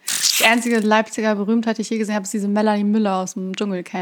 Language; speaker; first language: German; early bilingual, other home language; Persian